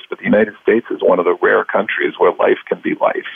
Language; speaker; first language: English; native; English